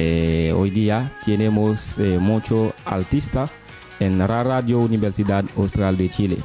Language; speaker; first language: Spanish; non-native, learner; Haitian Creole